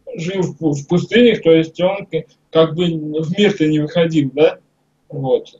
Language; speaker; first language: Russian; native; Russian